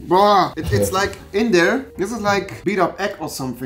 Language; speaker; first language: English; non-native, fluent; German